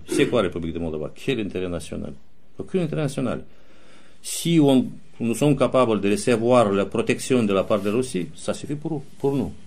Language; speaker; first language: French; non-native, fluent; Romanian